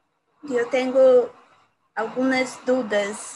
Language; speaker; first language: Spanish; non-native, learner; Portuguese